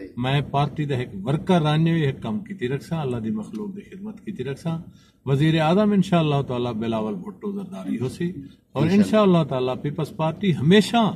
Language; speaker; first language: Punjabi; non-native, local second language; Saraiki